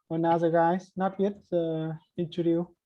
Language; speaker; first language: English; non-native, learner; Vietnamese